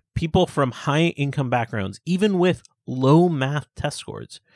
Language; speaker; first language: English; early bilingual, other home language; Hindi